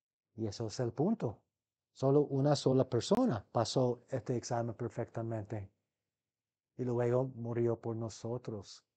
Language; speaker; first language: Spanish; non-native, fluent; English